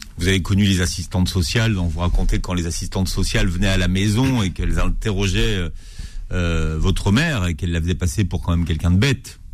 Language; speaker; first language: French; native; French